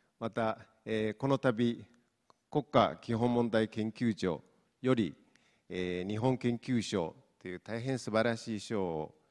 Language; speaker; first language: Japanese; non-native, fluent; Mongolian